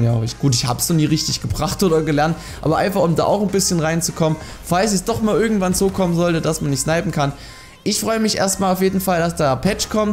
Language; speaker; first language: German; native; German